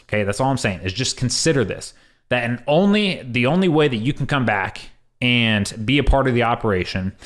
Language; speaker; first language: English; native; English